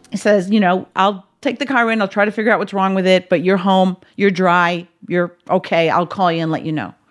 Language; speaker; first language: English; native; English